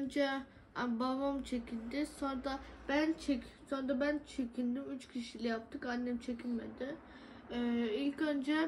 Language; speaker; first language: Turkish; early bilingual, other home language; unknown